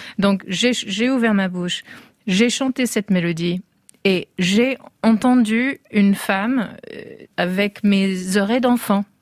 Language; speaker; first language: French; non-native, fluent; English